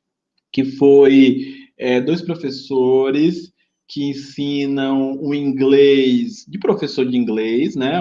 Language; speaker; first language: Portuguese; native; Portuguese